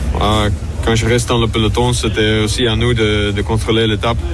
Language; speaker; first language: French; non-native, local second language; Dutch